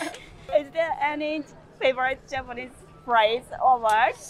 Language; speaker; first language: English; non-native, learner; Japanese